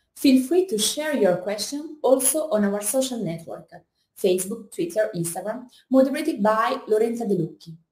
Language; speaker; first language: English; non-native, fluent; Italian